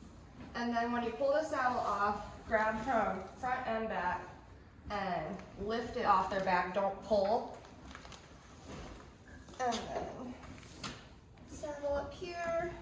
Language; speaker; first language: English; native; English